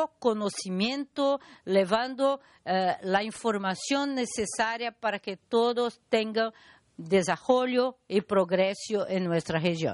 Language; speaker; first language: Spanish; non-native, learner; Portuguese